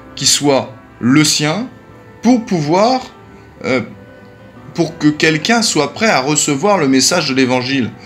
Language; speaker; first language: French; native; French